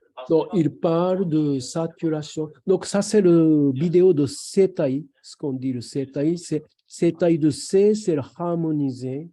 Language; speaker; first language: French; non-native, fluent; Japanese